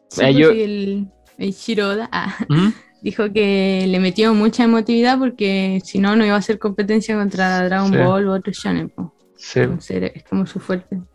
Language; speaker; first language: Spanish; native; Spanish